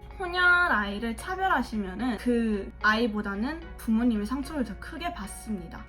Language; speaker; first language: Korean; early bilingual, heritage; Korean